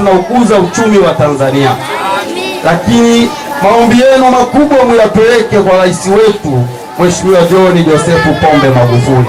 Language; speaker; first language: Swahili; native; Swahili